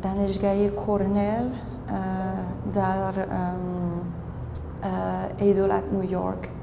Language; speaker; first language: Persian; non-native, learner; French